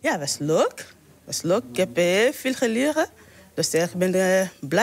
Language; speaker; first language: Dutch; non-native, learner; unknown